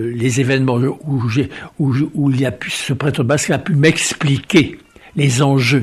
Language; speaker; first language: French; native; French